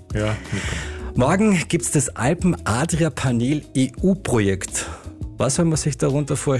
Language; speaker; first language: German; native; German